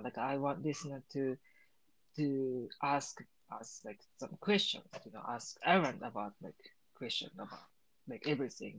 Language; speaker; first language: English; non-native, learner; Japanese